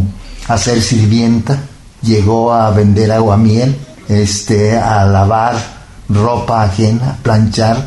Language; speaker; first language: Spanish; native; Spanish